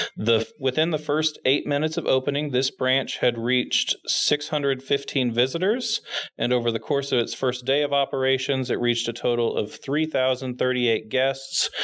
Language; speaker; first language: English; native; English